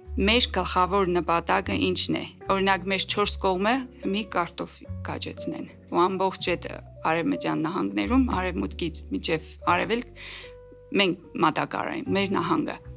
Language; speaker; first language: Armenian; native; Armenian